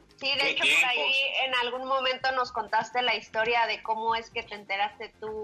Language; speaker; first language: Spanish; native; Spanish